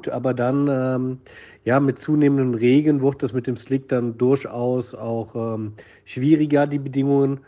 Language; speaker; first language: German; native; German